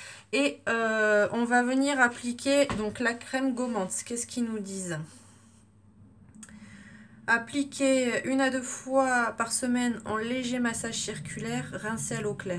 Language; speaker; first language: French; native; French